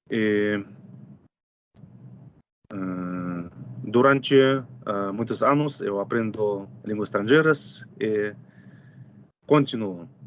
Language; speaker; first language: Portuguese; non-native, fluent; Russian